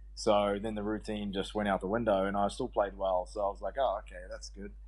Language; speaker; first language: English; native; English